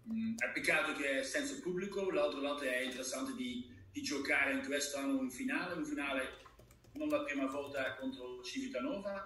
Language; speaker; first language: Italian; non-native, learner; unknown